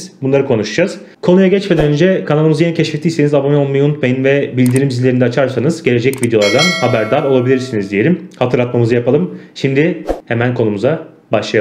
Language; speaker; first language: Turkish; native; Turkish